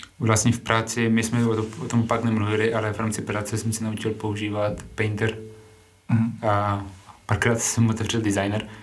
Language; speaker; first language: Czech; non-native, fluent; Spanish